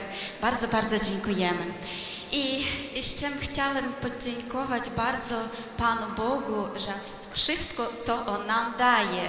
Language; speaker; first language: Polish; non-native, learner; Ukrainian